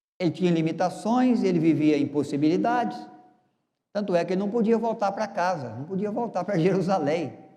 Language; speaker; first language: Portuguese; native; Portuguese